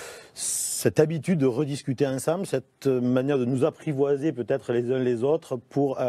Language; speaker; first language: French; native; French